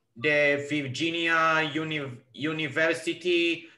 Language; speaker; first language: English; non-native, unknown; Hebrew